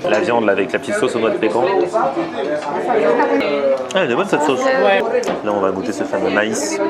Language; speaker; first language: French; native; French